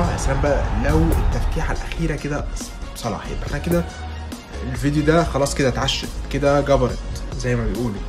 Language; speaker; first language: Arabic; native; Arabic